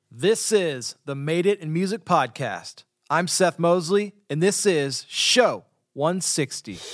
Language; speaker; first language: English; native; English